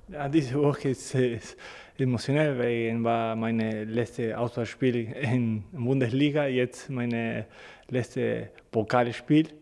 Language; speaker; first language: German; non-native, learner; Spanish